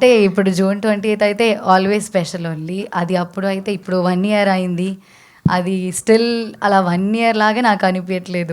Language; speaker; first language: Telugu; non-native, learner; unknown